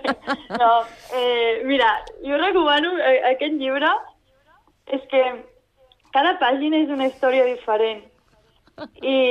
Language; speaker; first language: Catalan; non-native, local second language; Spanish